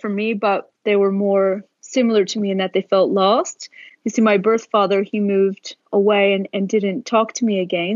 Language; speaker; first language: English; native; English